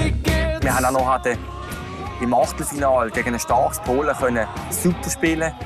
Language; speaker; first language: German; native; German